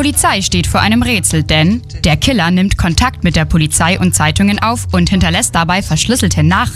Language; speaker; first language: German; native; German